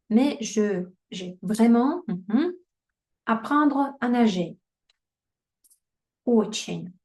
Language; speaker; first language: French; non-native, fluent; Russian